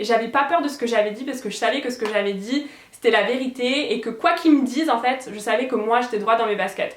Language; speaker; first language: French; native; French